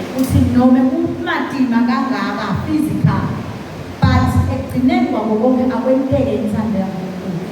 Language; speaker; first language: Zulu; non-native, local second language; Swati